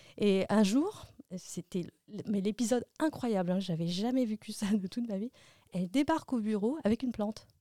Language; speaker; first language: French; early bilingual, other home language; Arabic